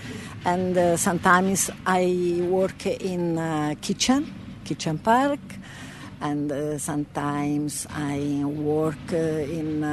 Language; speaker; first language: English; non-native, learner; Italian